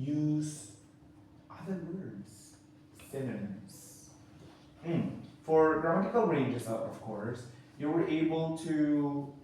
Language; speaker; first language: English; non-native, fluent; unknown